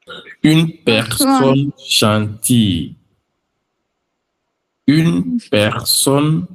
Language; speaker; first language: French; non-native, fluent; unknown